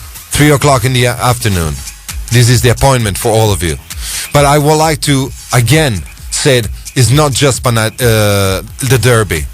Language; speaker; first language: English; non-native, fluent; Italian